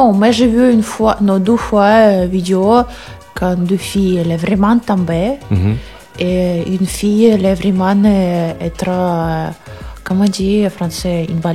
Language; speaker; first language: French; non-native, learner; Russian